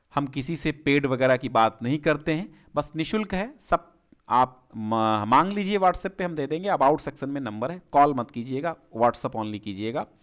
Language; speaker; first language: Hindi; native; Hindi